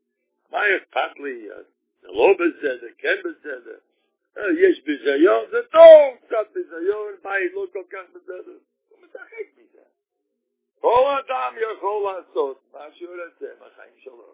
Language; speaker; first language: Hebrew; non-native, fluent; Yiddish